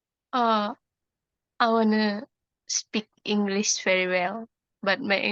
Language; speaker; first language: English; non-native, learner; Indonesian